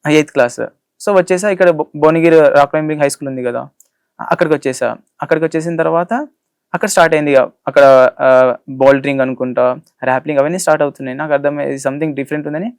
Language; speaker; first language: Telugu; non-native, local second language; Lambadi